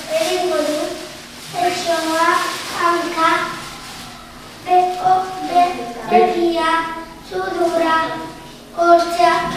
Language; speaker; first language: Basque; non-native, local second language; Spanish